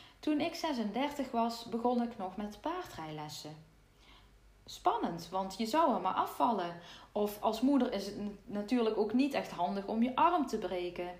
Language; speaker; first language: Dutch; native; Dutch